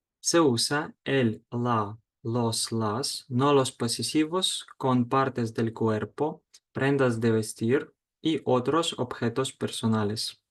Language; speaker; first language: Spanish; non-native, fluent; Ukrainian